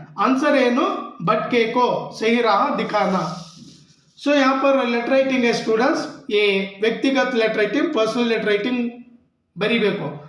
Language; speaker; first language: Hindi; non-native, local second language; Kannada